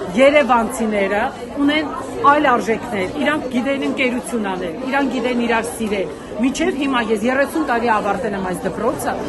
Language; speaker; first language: Armenian; native; Armenian